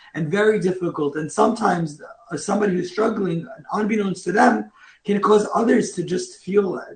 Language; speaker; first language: English; native; English